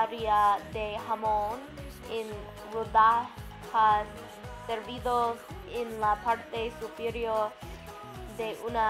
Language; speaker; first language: Spanish; non-native, learner; English